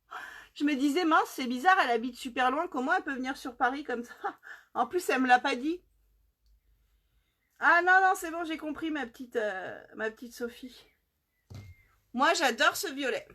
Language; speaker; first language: French; native; French